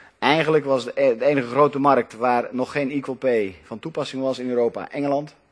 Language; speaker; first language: Dutch; native; Dutch